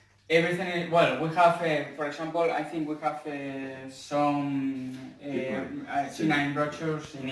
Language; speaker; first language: English; non-native, learner; Spanish